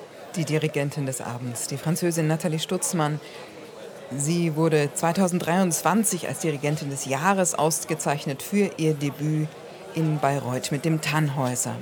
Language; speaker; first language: German; native; German